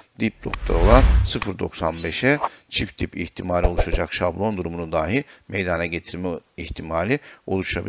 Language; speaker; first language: Turkish; native; Turkish